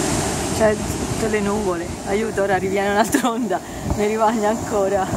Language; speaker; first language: Italian; native; Italian